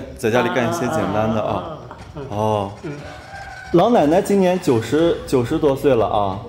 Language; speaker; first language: Chinese; native; Chinese